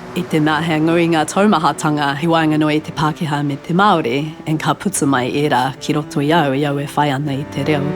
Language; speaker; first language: Māori; non-native, local second language; English